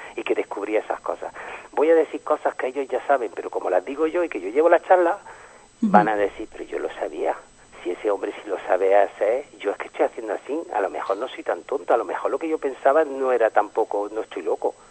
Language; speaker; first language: Spanish; non-native, fluent; French